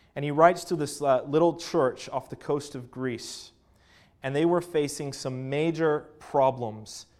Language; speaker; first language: English; native; English